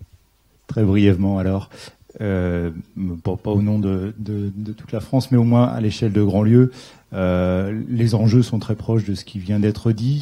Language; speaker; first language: French; native; French